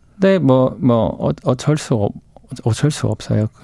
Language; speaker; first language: Korean; non-native, fluent; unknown